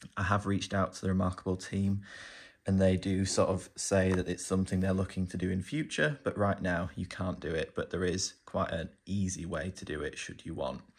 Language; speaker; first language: English; native; English